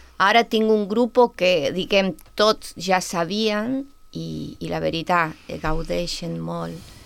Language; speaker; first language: Catalan; non-native, fluent; Spanish